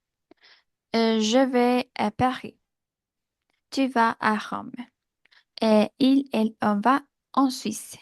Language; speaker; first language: French; non-native, learner; Spanish